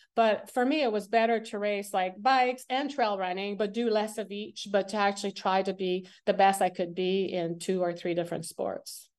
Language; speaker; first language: English; non-native, fluent; French